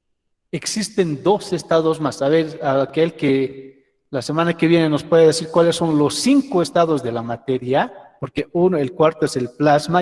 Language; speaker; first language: Spanish; native; Spanish